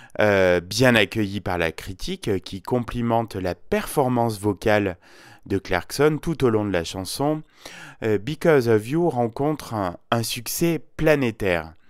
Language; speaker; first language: French; native; French